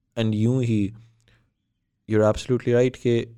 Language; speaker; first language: Urdu; native; Urdu